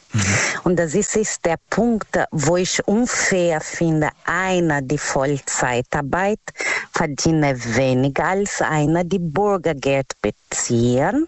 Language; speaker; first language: German; non-native, learner; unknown